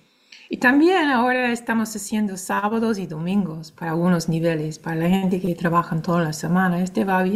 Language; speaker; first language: Spanish; non-native, fluent; English